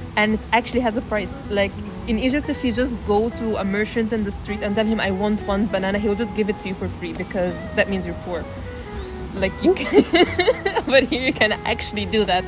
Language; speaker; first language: English; non-native, fluent; Arabic